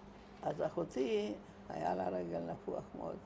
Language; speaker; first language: Hebrew; non-native, fluent; Hungarian